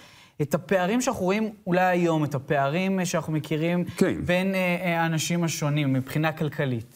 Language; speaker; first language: Hebrew; native; Hebrew